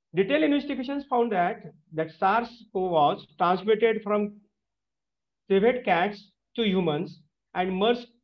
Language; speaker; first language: English; non-native, local second language; Marathi